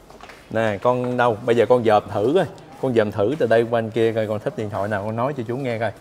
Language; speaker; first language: Vietnamese; native; Vietnamese